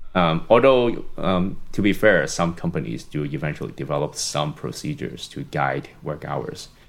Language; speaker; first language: English; non-native, local second language; Cantonese